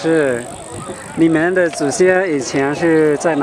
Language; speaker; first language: Chinese; non-native, learner; Hmong